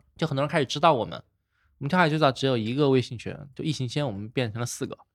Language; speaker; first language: Chinese; native; Chinese